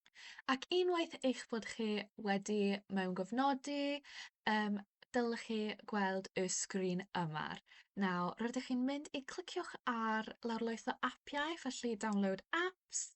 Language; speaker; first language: Welsh; non-native, local second language; English